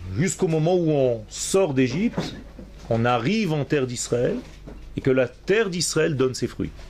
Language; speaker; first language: French; non-native, fluent; Hebrew